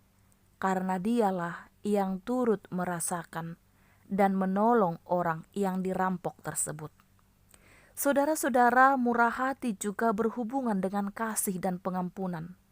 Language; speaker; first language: Malay; native; Malay